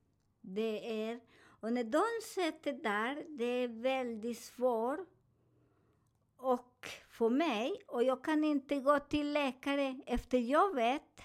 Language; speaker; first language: Swedish; non-native, learner; Spanish